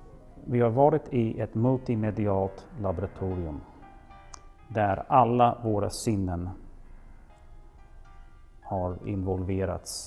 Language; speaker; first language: Swedish; non-native, fluent; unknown